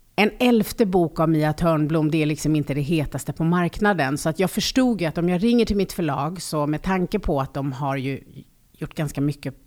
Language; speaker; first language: Swedish; native; Swedish